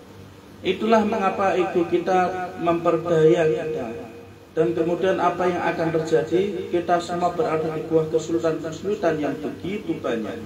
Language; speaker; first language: Indonesian; native; Indonesian